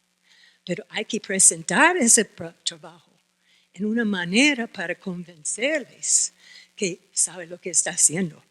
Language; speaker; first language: Spanish; non-native, fluent; English